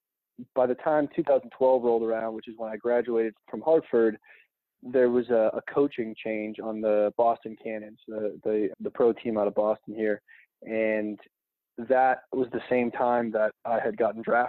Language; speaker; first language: English; native; English